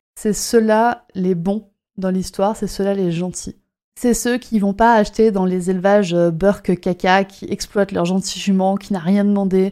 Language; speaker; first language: French; native; French